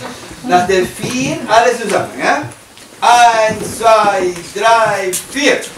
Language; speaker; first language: German; non-native, learner; Spanish